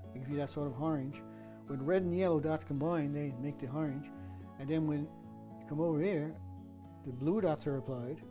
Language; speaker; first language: English; native; English